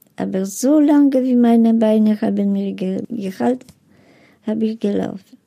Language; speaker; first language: German; non-native, fluent; Polish